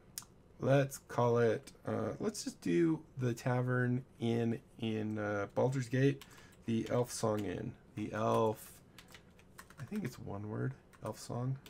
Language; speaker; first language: English; native; English